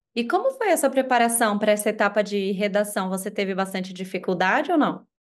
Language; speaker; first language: Portuguese; native; Portuguese